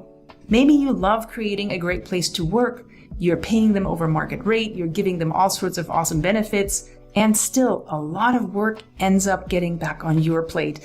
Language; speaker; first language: English; native; English